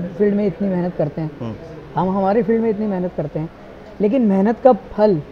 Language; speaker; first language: Hindi; non-native, local second language; Gujarati